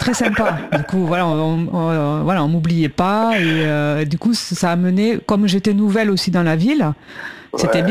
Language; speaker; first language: French; native; French